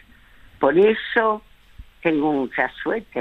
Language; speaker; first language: Spanish; early bilingual, other home language; French